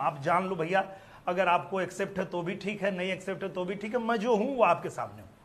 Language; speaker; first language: Hindi; native; Hindi